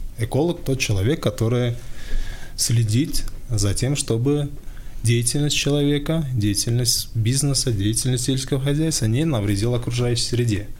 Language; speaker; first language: Russian; non-native, local second language; Tajik